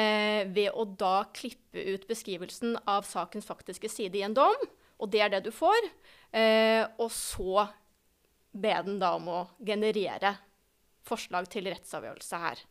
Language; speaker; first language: Norwegian; native; Norwegian